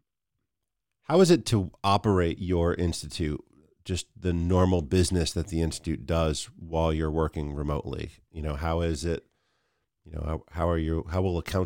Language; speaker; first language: English; native; English